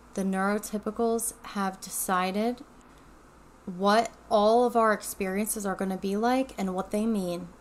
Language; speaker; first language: English; native; English